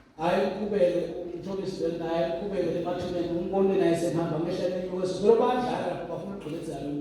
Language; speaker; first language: Zulu; non-native, local second language; Swati